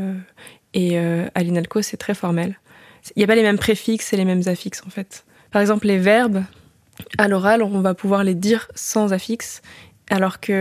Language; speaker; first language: French; early bilingual, other home language; Indonesian